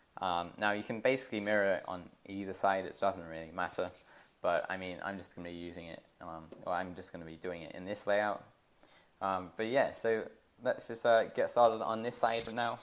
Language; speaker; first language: English; native; English